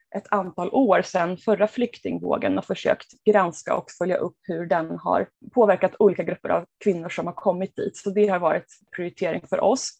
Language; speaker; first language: Swedish; native; Swedish